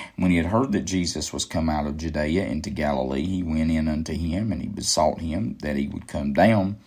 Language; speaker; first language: English; native; English